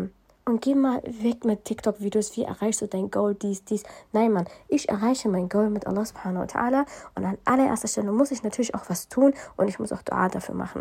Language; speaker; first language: German; early bilingual, other home language; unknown